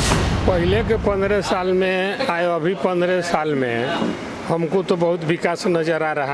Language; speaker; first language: Hindi; non-native, local second language; Magahi